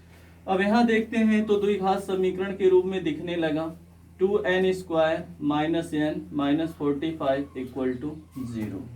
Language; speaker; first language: Hindi; native; Hindi